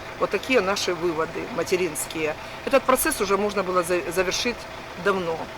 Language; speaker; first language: Russian; native; Russian